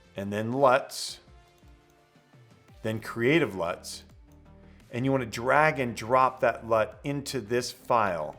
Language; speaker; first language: English; native; English